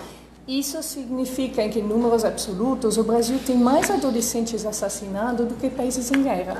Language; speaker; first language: Portuguese; non-native, fluent; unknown